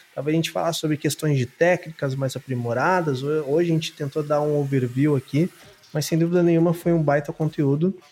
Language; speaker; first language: Portuguese; native; Portuguese